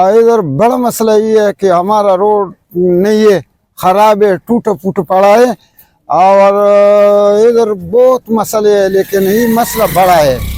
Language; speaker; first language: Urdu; non-native, local second language; Pashto